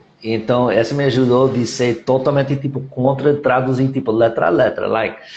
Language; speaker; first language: Portuguese; non-native, fluent; English